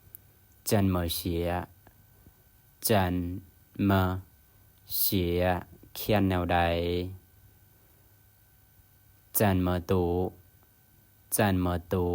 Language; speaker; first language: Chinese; non-native, fluent; Lao